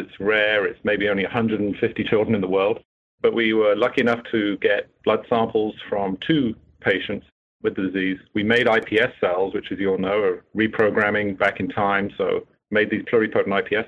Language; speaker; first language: English; native; English